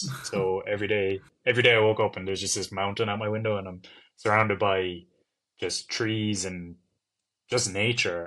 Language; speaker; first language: English; native; English